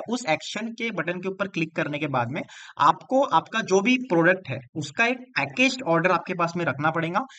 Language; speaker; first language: Hindi; non-native, local second language; Marathi